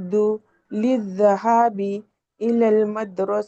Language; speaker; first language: Arabic; non-native, learner; Urdu